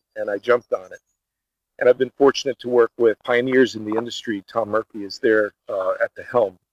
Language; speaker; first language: English; early bilingual, other home language; Portuguese